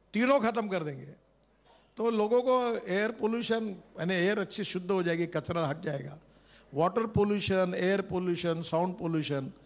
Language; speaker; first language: Hindi; non-native, local second language; Marathi